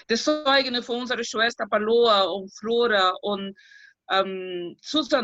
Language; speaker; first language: German; non-native, fluent; Portuguese